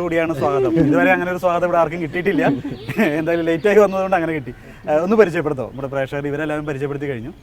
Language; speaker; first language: Malayalam; native; Malayalam